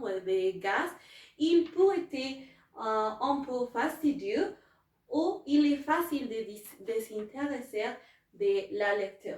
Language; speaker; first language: French; non-native, learner; Spanish